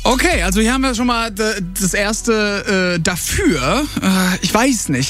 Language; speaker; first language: German; native; German